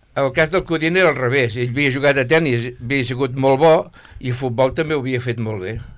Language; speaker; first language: Catalan; native; Catalan